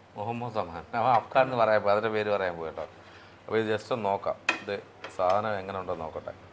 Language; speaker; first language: Malayalam; native; Malayalam